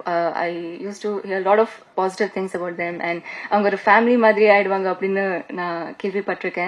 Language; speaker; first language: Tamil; non-native, fluent; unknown